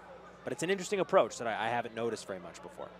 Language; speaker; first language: English; native; English